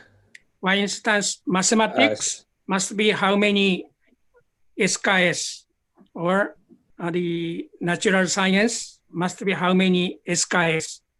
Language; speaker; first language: English; non-native, fluent; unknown